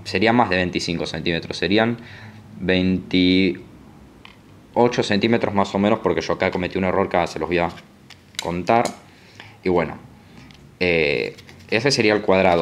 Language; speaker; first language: Spanish; native; Spanish